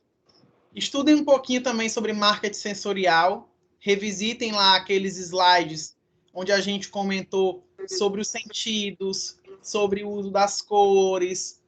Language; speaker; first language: Portuguese; native; Portuguese